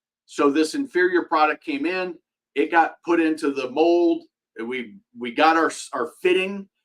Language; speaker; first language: English; native; English